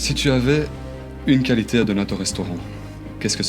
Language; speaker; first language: French; native; French